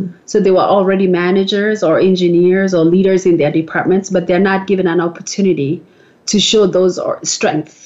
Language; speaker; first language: English; non-native, local second language; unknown